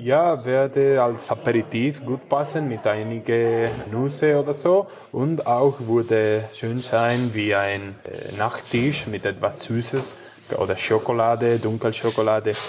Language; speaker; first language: German; non-native, fluent; Spanish